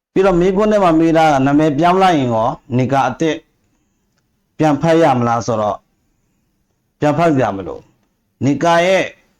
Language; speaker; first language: Burmese; native; Burmese